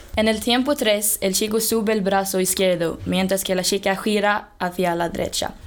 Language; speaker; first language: Spanish; non-native, fluent; Swedish